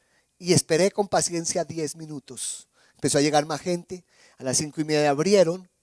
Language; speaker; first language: Spanish; native; Spanish